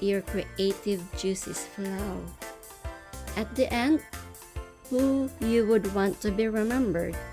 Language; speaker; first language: English; non-native, local second language; Filipino